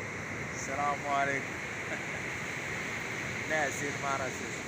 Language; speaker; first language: Arabic; native; Arabic